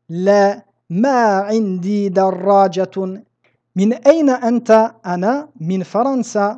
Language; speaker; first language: Arabic; non-native, fluent; French